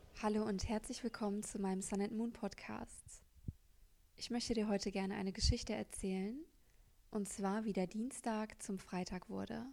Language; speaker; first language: German; native; German